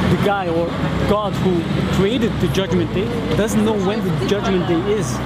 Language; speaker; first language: English; non-native, fluent; German